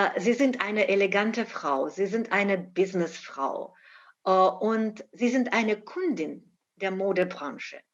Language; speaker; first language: German; non-native, fluent; Russian